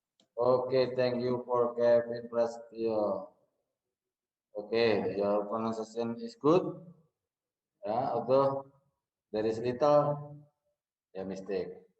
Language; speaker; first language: English; non-native, learner; Indonesian